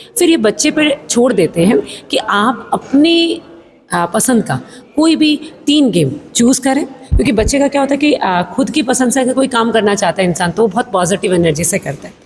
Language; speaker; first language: Hindi; native; Hindi